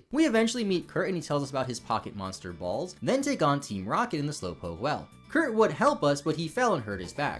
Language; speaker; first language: English; native; English